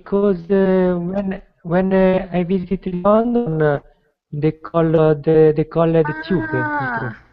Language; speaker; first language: English; non-native, learner; Italian